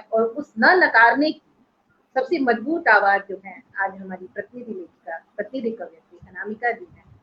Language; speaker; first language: Hindi; native; Hindi